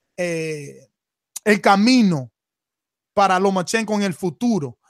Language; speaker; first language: Spanish; early bilingual, heritage; Spanish